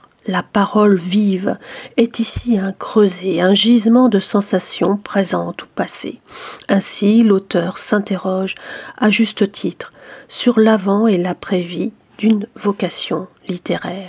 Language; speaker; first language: French; native; French